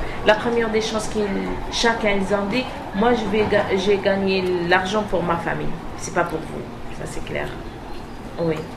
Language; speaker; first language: French; non-native, learner; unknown